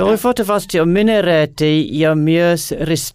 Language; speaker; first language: Finnish; non-native, learner; English